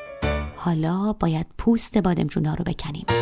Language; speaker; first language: Persian; native; Persian